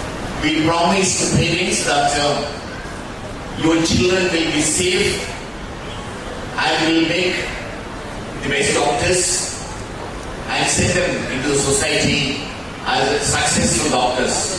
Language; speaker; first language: English; non-native, local second language; Telugu